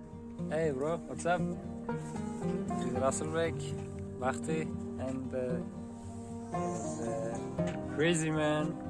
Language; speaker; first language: English; non-native, learner; Uzbek